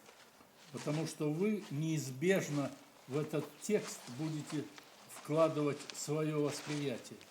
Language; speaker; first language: Russian; native; Russian